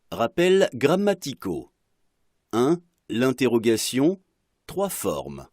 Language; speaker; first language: French; non-native, fluent; Arabic